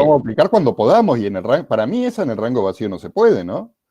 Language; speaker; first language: Spanish; native; Spanish